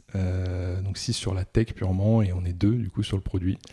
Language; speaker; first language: French; native; French